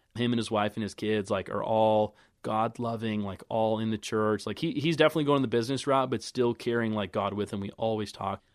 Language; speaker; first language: English; native; English